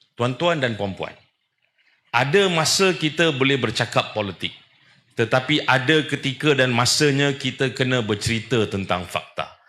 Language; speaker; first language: Malay; native; Malay